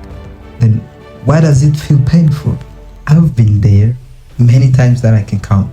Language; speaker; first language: English; non-native, local second language; Kinyarwanda